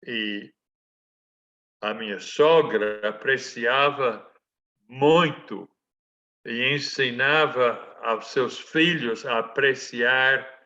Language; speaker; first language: Portuguese; non-native, fluent; English